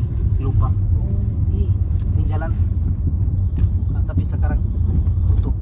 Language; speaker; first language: Indonesian; non-native, learner; Hindi